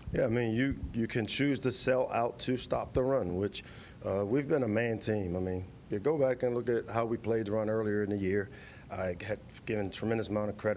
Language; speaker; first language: English; native; English